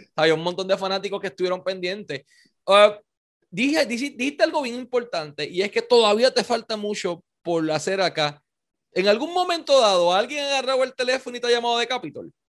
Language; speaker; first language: Spanish; native; Spanish